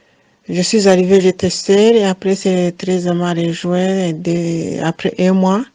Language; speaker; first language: French; non-native, fluent; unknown